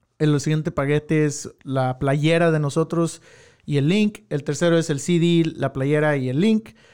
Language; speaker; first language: Spanish; early bilingual, heritage; Spanish